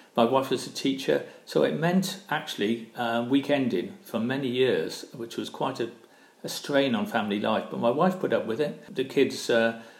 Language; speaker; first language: English; native; English